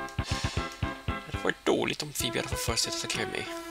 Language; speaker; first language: Swedish; native; Swedish